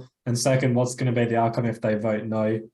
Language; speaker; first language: English; native; English